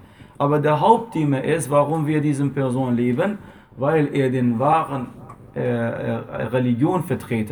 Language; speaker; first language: German; non-native, fluent; Arabic